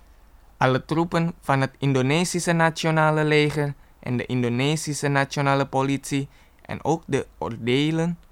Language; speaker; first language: Dutch; non-native, fluent; Indonesian